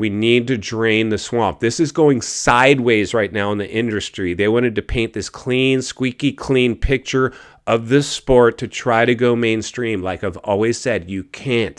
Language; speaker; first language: English; native; English